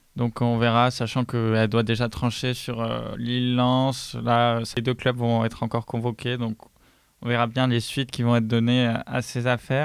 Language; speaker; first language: French; native; French